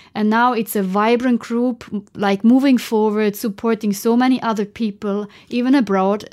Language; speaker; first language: English; non-native, fluent; German